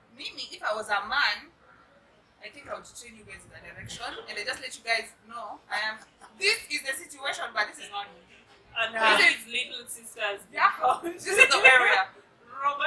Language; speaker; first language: English; non-native, local second language; Swahili